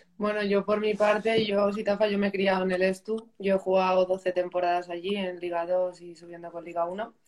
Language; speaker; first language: Spanish; native; Spanish